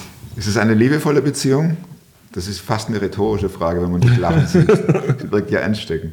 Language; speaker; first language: German; native; German